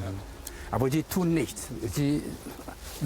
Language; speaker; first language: German; non-native, learner; Korean